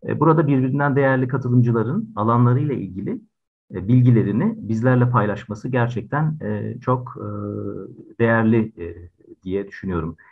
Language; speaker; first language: Turkish; native; Turkish